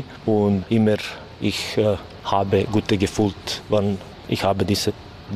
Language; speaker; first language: German; non-native, learner; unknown